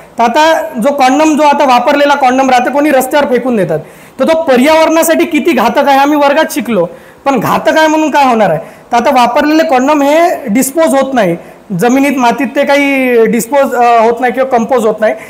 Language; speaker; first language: Marathi; native; Marathi